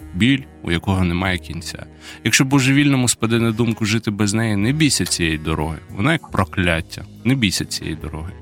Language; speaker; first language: Ukrainian; native; Ukrainian